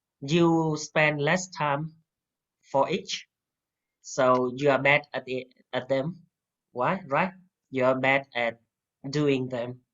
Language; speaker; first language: English; non-native, fluent; Vietnamese